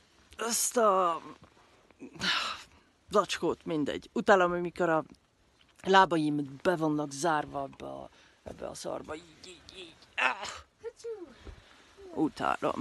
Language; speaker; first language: Hungarian; early bilingual, heritage; Hungarian